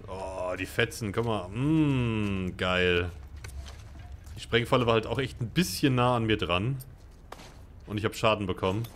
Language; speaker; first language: German; native; German